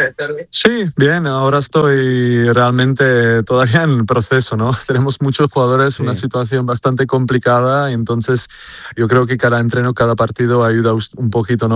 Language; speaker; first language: Spanish; non-native, fluent; Czech